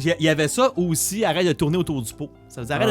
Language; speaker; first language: French; native; French